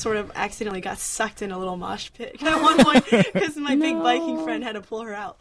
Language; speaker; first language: English; early bilingual, other home language; Chinese